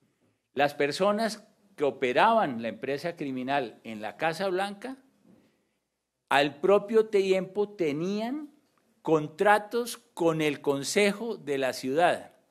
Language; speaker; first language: Spanish; native; Spanish